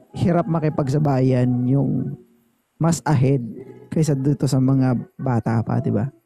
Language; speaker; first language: Filipino; native; Filipino